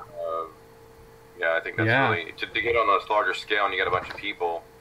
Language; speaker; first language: English; native; English